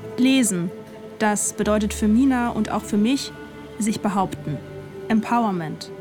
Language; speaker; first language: German; native; German